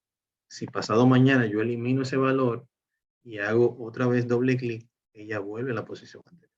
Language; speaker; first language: Spanish; native; Spanish